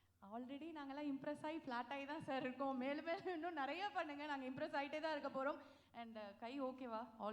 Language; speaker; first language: Tamil; native; Tamil